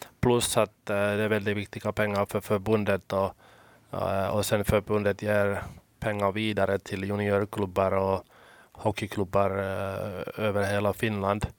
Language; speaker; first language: Swedish; non-native, local second language; Finnish